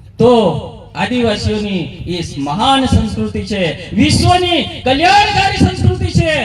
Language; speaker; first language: Gujarati; non-native, local second language; Bhili